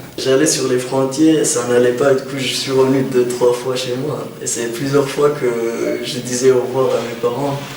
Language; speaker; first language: French; non-native, fluent; Kurdish